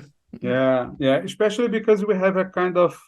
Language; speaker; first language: English; non-native, fluent; Portuguese